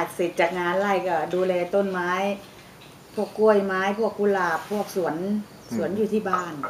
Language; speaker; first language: Thai; native; Thai